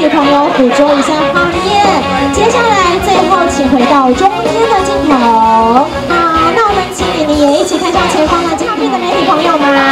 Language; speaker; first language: Chinese; native; Chinese